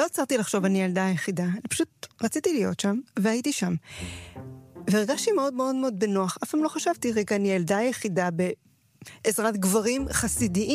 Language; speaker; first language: Hebrew; native; Hebrew